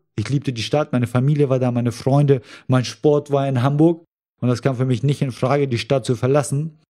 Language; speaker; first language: German; early bilingual, other home language; Russian